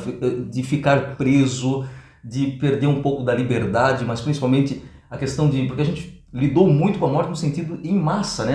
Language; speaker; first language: Portuguese; native; Portuguese